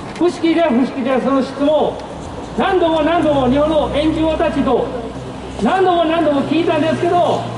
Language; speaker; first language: Japanese; non-native, fluent; Burmese